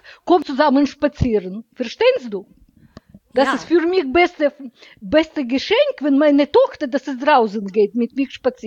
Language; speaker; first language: German; non-native, learner; Russian